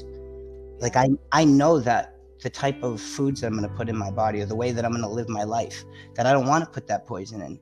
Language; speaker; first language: English; native; English